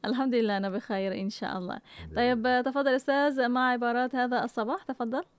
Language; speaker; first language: Arabic; non-native, learner; Malay